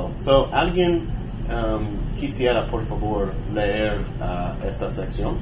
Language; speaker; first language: Spanish; non-native, learner; English